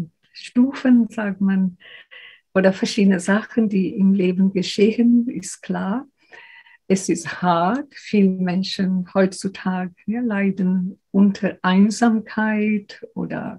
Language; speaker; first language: German; non-native, fluent; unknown